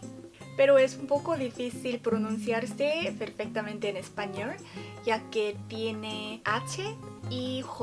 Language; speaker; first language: Spanish; non-native, fluent; Korean